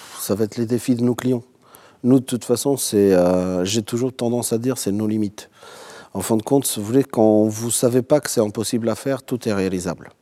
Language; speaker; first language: French; non-native, fluent; Portuguese